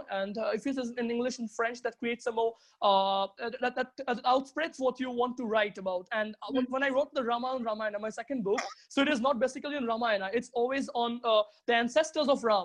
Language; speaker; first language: English; non-native, local second language; Bangla